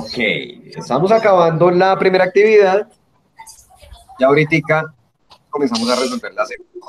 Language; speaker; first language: Spanish; native; Spanish